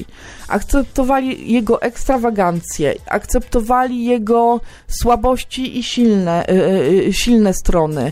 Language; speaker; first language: Polish; native; Polish